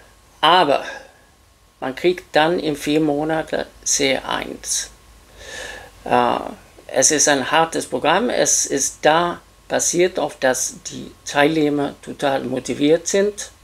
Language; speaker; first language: German; non-native, fluent; Swedish